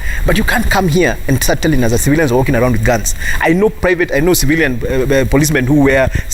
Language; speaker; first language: English; non-native, local second language; Kikuyu